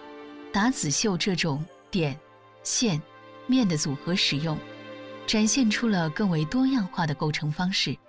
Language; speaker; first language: Chinese; native; Chinese